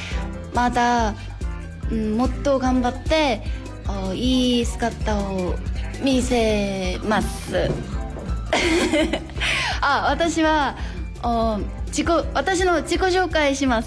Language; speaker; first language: Japanese; non-native, learner; Korean